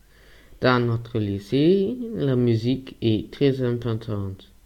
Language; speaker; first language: French; non-native, learner; German